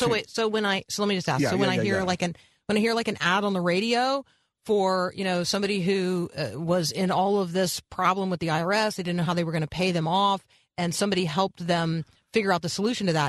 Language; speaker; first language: English; native; English